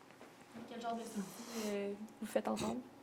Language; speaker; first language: French; native; French